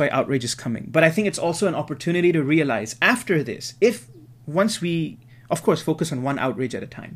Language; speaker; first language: English; native; English